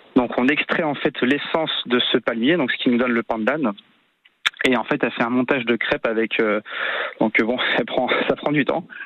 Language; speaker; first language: French; native; French